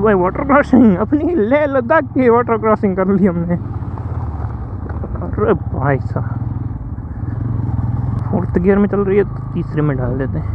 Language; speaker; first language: Hindi; non-native, local second language; Gujarati